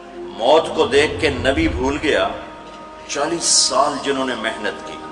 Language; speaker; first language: Urdu; non-native, local second language; Punjabi